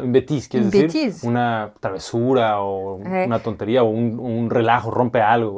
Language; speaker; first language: Spanish; native; Spanish